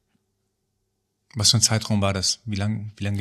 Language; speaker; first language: German; early bilingual, other home language; Persian